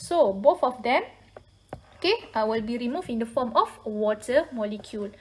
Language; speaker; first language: English; non-native, local second language; Malay